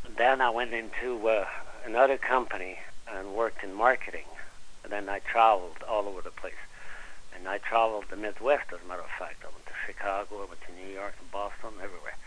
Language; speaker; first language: English; non-native, fluent; French